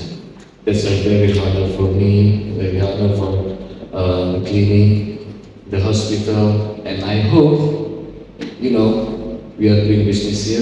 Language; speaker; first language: English; non-native, fluent; Indonesian